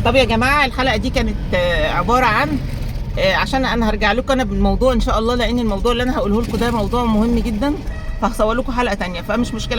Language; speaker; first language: Arabic; native; Arabic